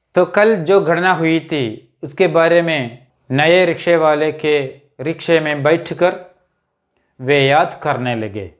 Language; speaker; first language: Hindi; non-native, local second language; Malayalam